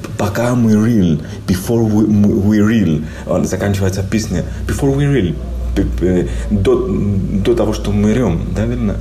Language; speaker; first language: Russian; non-native, fluent; Greek